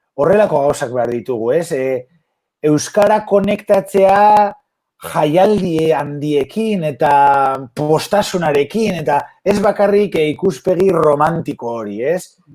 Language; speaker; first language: Basque; non-native, local second language; Spanish